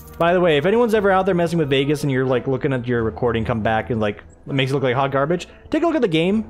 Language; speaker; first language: English; native; English